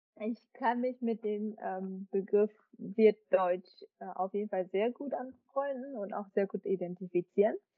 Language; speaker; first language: German; early bilingual, other home language; Vietnamese